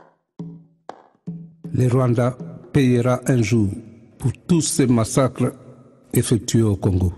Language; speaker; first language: French; non-native, local second language; Lingala